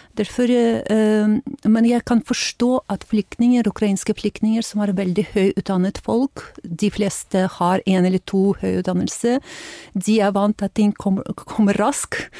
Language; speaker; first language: Norwegian; non-native, fluent; Ukrainian